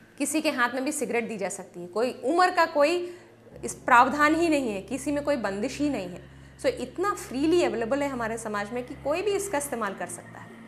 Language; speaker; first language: Hindi; native; Hindi